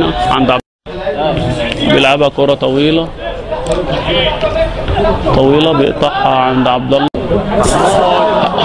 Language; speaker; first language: Arabic; native; Arabic